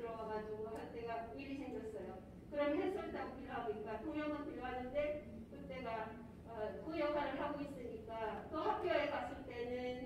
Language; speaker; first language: Korean; non-native, fluent; Filipino